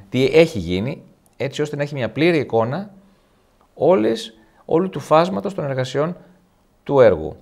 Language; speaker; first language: Greek; native; Greek